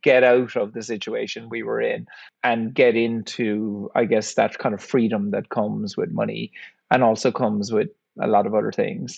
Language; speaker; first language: English; native; English